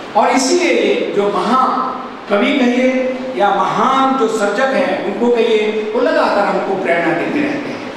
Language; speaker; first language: Hindi; non-native, local second language; Gujarati